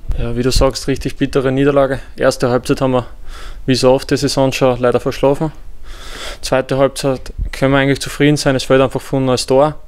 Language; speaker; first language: German; native; German